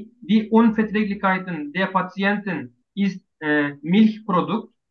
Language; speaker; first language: German; non-native, learner; Turkish